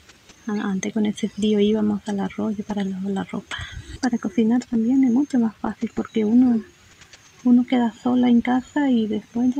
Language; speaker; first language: Spanish; non-native, local second language; Guarani